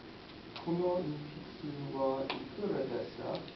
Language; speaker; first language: Japanese; non-native, learner; English